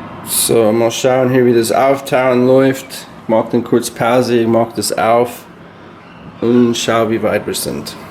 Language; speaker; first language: German; non-native, learner; English